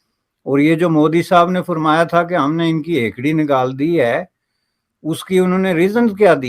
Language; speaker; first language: Urdu; native; Urdu